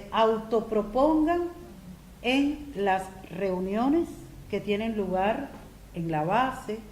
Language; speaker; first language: Spanish; native; Spanish